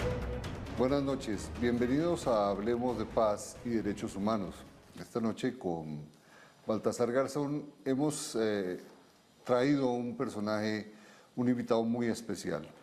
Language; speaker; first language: Spanish; native; Spanish